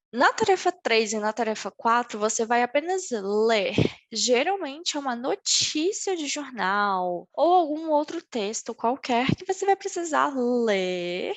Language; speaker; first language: Portuguese; native; Portuguese